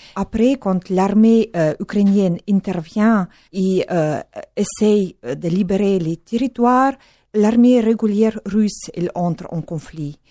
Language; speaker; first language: French; non-native, fluent; Russian